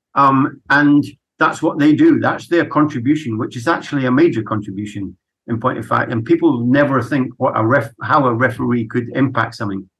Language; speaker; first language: English; native; English